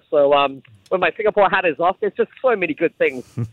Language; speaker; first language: English; native; English